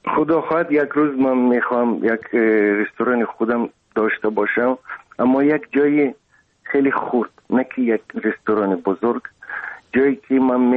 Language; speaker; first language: Persian; non-native, local second language; Russian